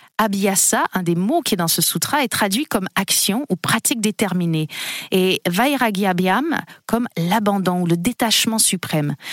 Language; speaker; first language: French; native; French